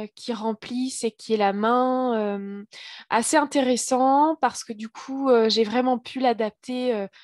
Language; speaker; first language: French; native; French